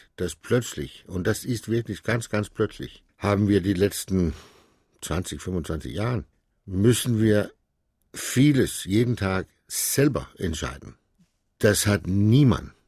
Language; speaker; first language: German; non-native, fluent; Danish